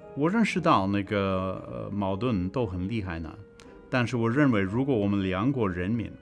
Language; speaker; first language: Chinese; non-native, fluent; English